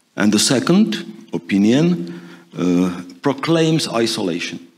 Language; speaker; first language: English; non-native, fluent; Czech